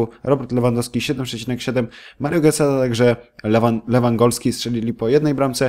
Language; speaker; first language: Polish; native; Polish